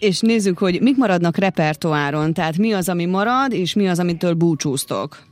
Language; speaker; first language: Hungarian; native; Hungarian